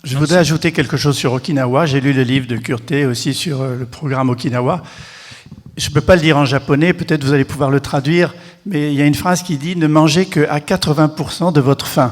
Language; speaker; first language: French; native; French